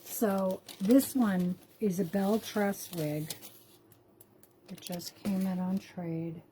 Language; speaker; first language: English; native; English